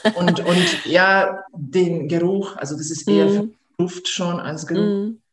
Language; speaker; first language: German; non-native, fluent; Hungarian